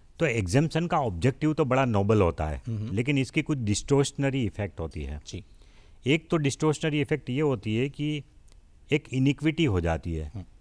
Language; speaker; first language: Hindi; non-native, local second language; Gujarati